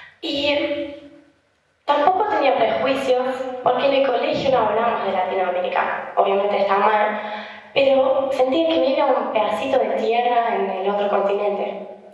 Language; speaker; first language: Spanish; non-native, fluent; German